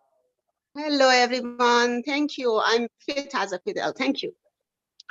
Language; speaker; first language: English; non-native, learner; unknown